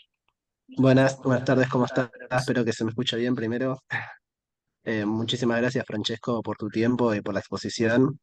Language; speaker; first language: Spanish; native; Spanish